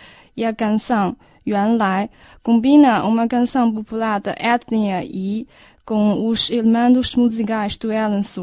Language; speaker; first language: Portuguese; non-native, learner; Chinese